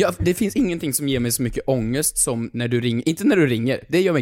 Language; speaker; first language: Swedish; native; Swedish